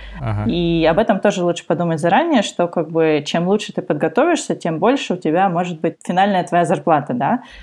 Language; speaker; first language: Russian; native; Russian